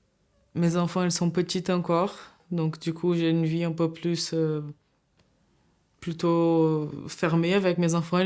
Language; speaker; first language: French; non-native, fluent; Portuguese